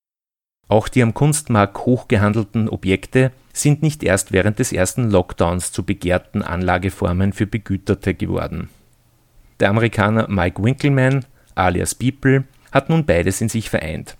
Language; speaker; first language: German; native; German